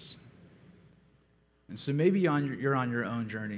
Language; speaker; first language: English; native; English